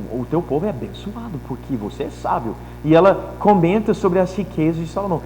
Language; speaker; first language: Portuguese; non-native, fluent; English